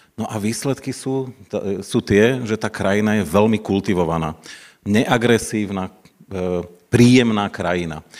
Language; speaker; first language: Slovak; native; Slovak